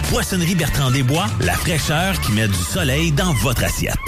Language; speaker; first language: French; native; French